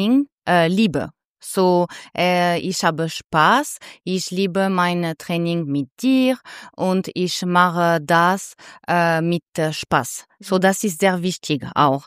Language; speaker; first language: German; non-native, learner; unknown